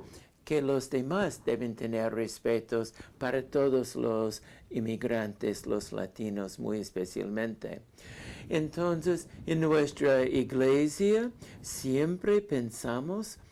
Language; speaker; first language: Spanish; non-native, fluent; English